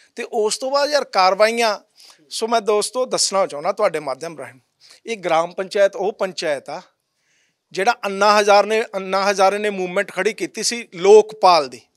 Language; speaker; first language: Punjabi; native; Punjabi